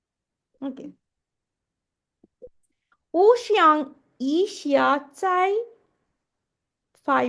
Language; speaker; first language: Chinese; non-native, learner; Hindi